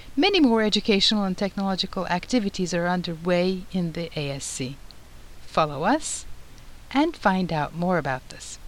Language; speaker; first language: English; non-native, fluent; Turkish